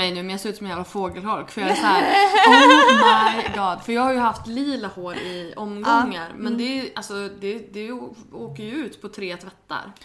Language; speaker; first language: Swedish; native; Swedish